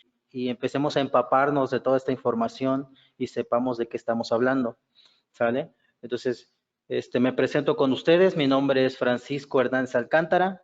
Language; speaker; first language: Spanish; native; Spanish